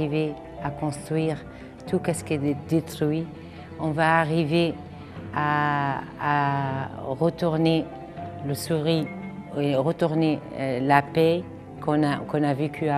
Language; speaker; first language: French; non-native, fluent; Arabic